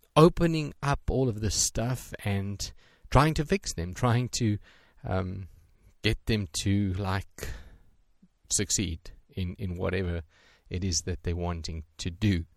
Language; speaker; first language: English; native; English